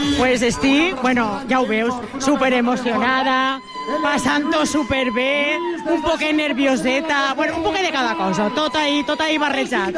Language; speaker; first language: Catalan; native; Catalan